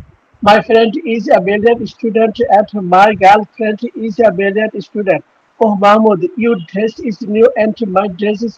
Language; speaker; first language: English; non-native, learner; Bangla